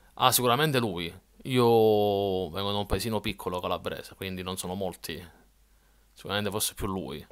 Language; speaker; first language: Italian; native; Italian